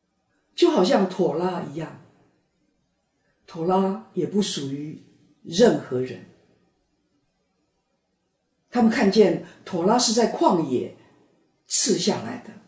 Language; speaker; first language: Chinese; native; Chinese